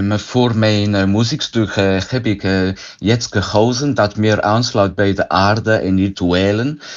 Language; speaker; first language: Dutch; non-native, learner; English